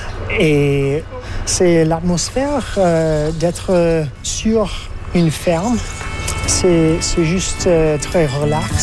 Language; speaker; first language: French; non-native, fluent; English